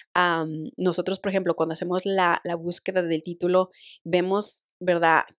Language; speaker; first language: Spanish; native; Spanish